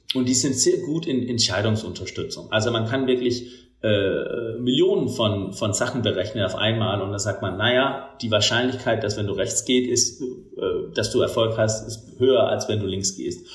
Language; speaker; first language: German; non-native, fluent; Danish